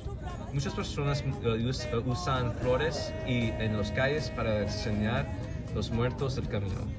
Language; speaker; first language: Spanish; non-native, learner; English